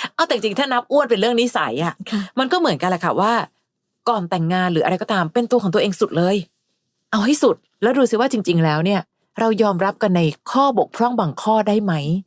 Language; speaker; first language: Thai; native; Thai